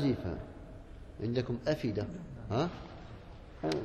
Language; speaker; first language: Arabic; native; Arabic